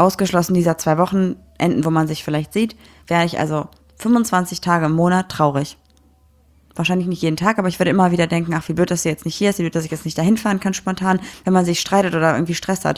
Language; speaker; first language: German; native; German